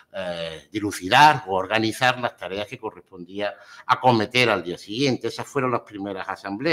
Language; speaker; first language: Spanish; native; Spanish